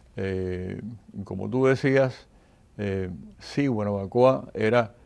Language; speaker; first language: Spanish; native; Spanish